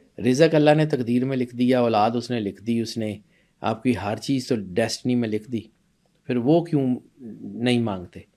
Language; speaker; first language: Urdu; non-native, local second language; Punjabi